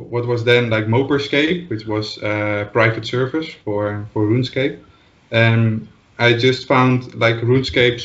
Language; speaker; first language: English; non-native, fluent; Dutch